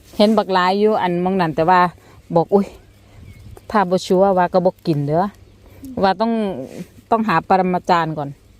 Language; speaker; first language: Thai; native; Thai